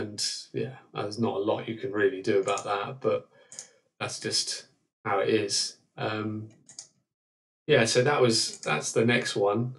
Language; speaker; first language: English; native; English